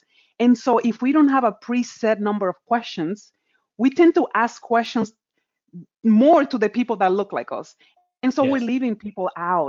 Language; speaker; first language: English; non-native, fluent; Spanish